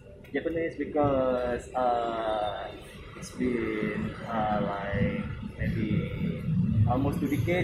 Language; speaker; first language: English; non-native, learner; Indonesian